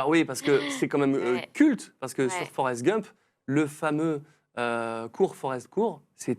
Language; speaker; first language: French; native; French